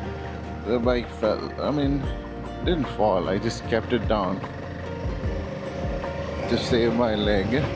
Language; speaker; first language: English; non-native, local second language; Malayalam